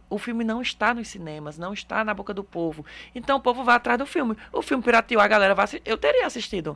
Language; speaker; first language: Portuguese; native; Portuguese